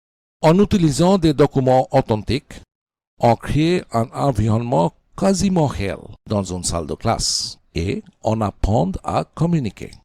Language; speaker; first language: French; non-native, fluent; Bangla